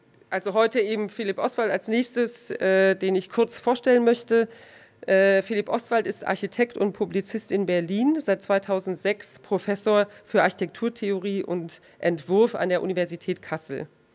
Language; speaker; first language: German; native; German